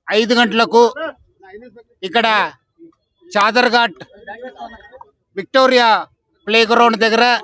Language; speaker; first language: Telugu; non-native, fluent; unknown